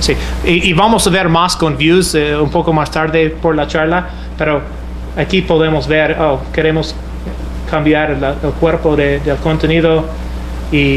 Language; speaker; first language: Spanish; non-native, fluent; English